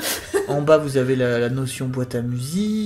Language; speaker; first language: French; native; French